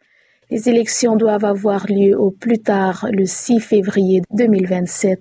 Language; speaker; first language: French; native; French